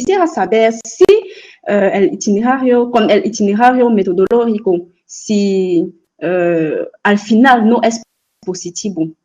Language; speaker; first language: Spanish; non-native, fluent; French